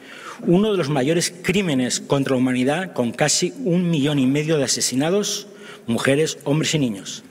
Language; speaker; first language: Spanish; native; Spanish